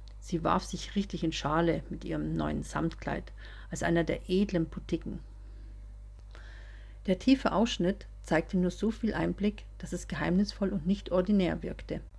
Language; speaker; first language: German; native; German